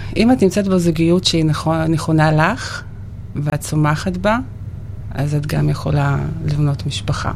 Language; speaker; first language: Hebrew; non-native, fluent; Russian